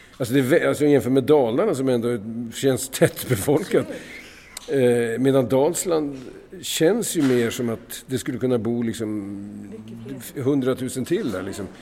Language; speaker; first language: Swedish; native; Swedish